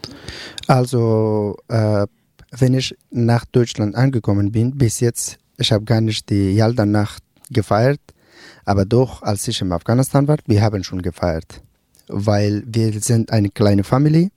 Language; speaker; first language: German; non-native, learner; Persian